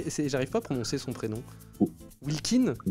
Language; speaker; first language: French; native; French